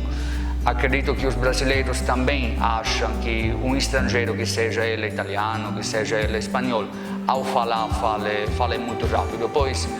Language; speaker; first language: Portuguese; non-native, fluent; Italian